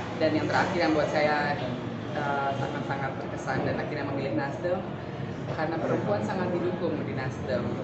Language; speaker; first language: Indonesian; native; Indonesian